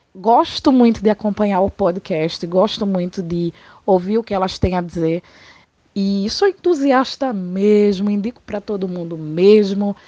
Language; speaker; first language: Portuguese; native; Portuguese